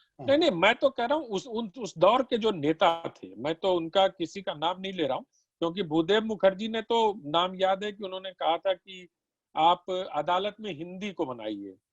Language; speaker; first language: Hindi; native; Hindi